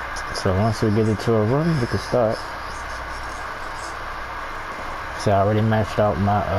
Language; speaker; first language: English; native; English